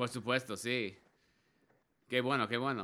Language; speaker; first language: Spanish; non-native, learner; English